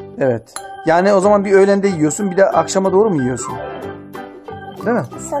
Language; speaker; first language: Turkish; native; Turkish